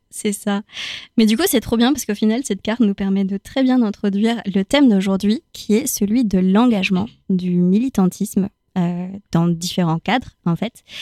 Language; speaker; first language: French; non-native, fluent; Spanish